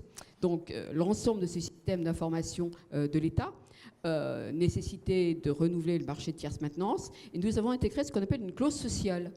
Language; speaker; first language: French; native; French